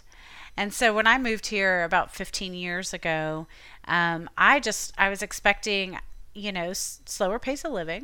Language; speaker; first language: English; native; English